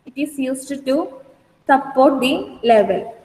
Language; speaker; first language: English; non-native, local second language; Malayalam